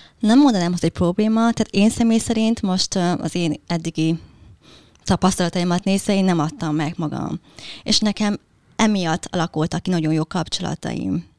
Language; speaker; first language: Hungarian; early bilingual, other home language; Vietnamese